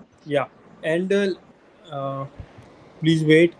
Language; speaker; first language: English; non-native, local second language; Hindi